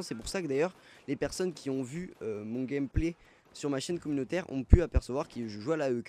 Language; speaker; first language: French; native; French